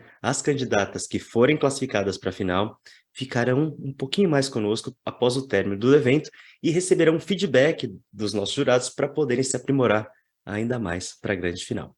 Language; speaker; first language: Portuguese; native; Portuguese